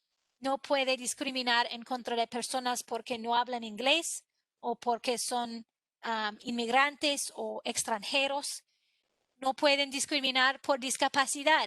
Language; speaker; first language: Spanish; non-native, fluent; English